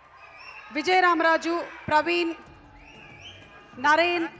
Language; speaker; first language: Telugu; native; Telugu